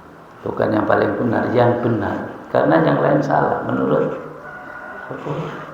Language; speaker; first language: Indonesian; native; Indonesian